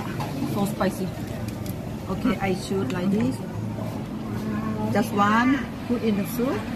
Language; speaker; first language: English; non-native, learner; Thai